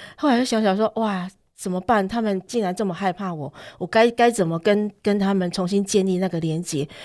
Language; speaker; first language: Chinese; native; Chinese